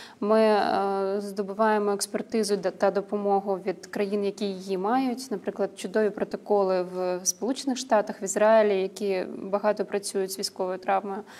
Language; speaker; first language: Ukrainian; non-native, local second language; Russian